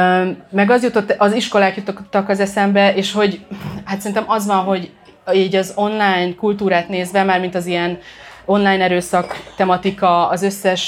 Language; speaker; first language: Hungarian; native; Hungarian